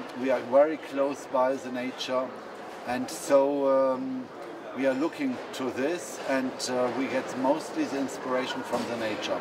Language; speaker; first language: English; non-native, fluent; German